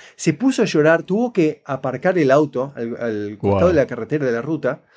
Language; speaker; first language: Spanish; native; Spanish